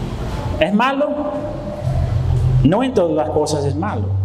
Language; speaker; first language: Spanish; non-native, fluent; Dutch